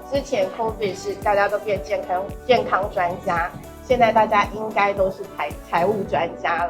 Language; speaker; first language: Chinese; native; Chinese